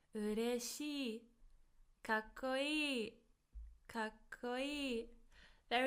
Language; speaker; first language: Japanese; non-native, fluent; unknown